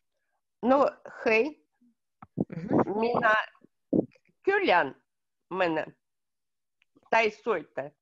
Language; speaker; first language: Finnish; non-native, learner; Russian